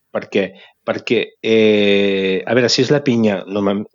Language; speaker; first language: Catalan; native; Catalan